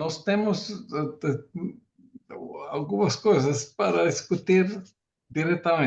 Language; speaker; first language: Spanish; non-native, learner; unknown